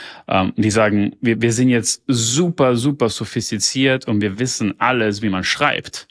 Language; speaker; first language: German; early bilingual, heritage; German